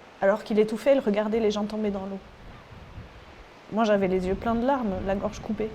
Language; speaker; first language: French; native; French